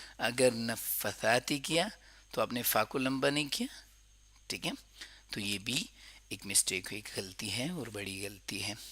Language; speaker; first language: Urdu; non-native, local second language; Pashto